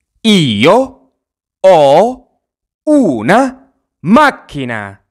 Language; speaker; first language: Italian; non-native, learner; Arabic